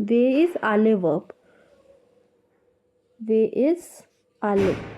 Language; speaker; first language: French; non-native, learner; Hindi